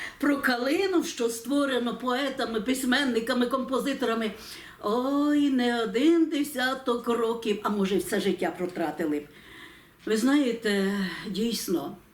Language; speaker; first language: Ukrainian; native; Ukrainian